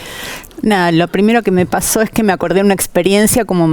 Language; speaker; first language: Spanish; native; Spanish